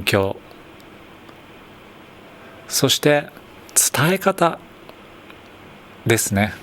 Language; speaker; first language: Japanese; native; Japanese